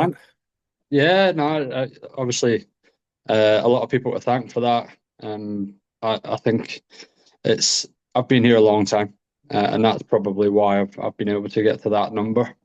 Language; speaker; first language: English; native; English